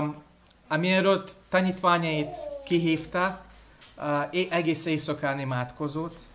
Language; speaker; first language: Hungarian; non-native, learner; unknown